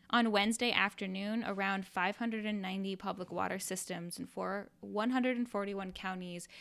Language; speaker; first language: English; native; English